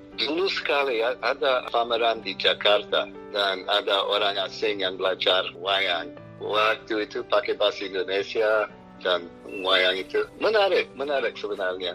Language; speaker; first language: Indonesian; non-native, fluent; English